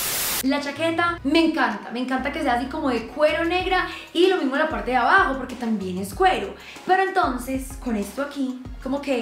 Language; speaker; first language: Spanish; native; Spanish